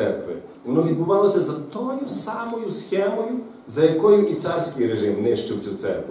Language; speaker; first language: Ukrainian; native; Ukrainian